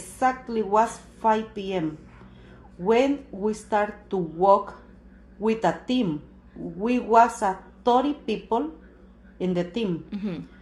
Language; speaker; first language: English; non-native, learner; Spanish